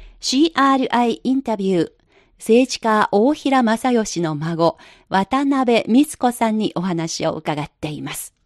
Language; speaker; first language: Japanese; non-native, fluent; Chinese